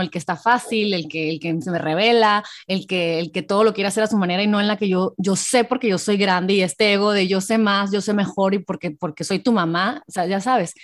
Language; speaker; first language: Spanish; native; Spanish